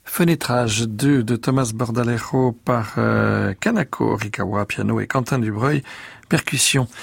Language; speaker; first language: French; native; French